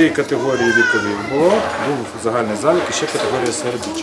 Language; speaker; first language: Ukrainian; native; Ukrainian